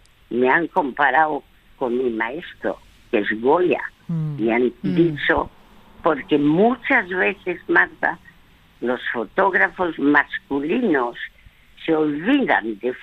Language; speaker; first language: Spanish; early bilingual, other home language; French